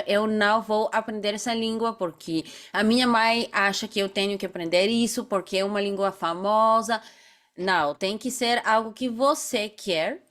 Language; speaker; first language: Portuguese; non-native, fluent; Bulgarian